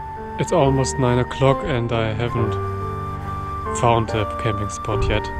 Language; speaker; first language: English; non-native, fluent; German